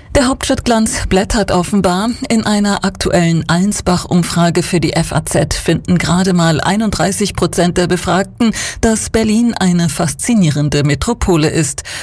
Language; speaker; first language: German; native; German